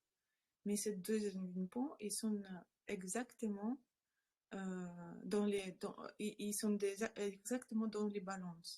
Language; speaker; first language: French; non-native, learner; Russian